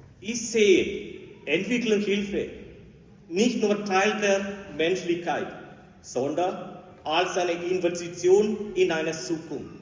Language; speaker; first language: German; non-native, fluent; Malayalam